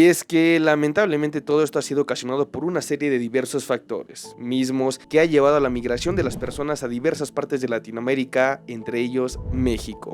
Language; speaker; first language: Spanish; native; Spanish